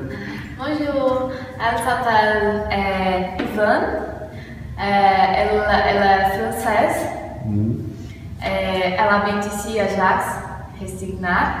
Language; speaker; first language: French; non-native, learner; Portuguese